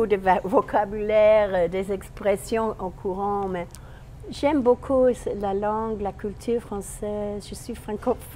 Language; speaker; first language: French; non-native, fluent; English